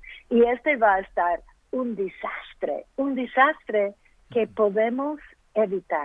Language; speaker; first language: Spanish; early bilingual, heritage; English